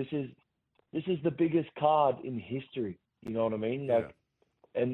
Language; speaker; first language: English; native; English